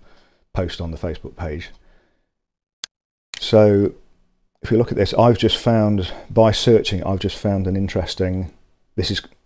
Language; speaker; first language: English; native; English